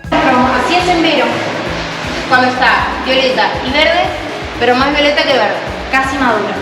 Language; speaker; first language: Spanish; native; Spanish